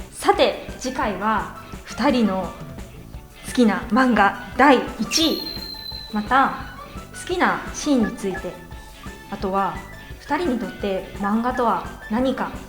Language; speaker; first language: Japanese; native; Japanese